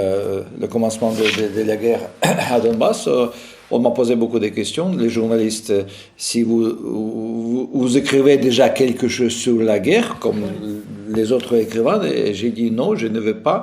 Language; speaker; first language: French; non-native, fluent; Russian